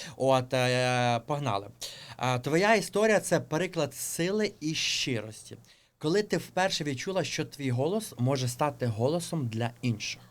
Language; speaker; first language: Ukrainian; native; Ukrainian